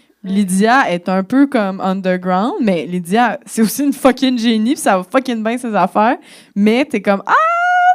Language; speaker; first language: French; native; French